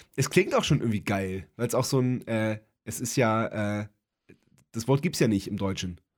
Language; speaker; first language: German; native; German